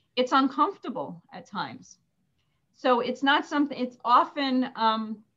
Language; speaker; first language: English; native; English